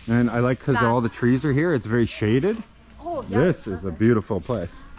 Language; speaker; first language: English; native; English